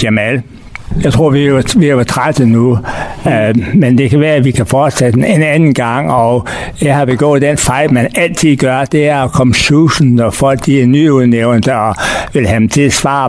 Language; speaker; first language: Danish; native; Danish